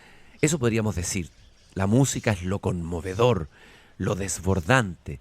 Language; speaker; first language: Spanish; native; Spanish